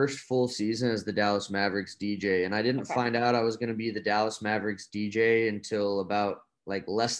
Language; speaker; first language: English; native; English